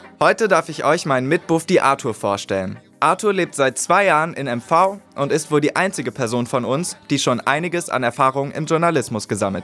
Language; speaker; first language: German; native; German